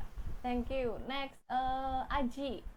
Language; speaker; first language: English; non-native, fluent; Indonesian